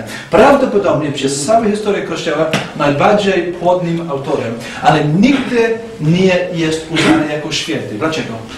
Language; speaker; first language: Polish; non-native, fluent; English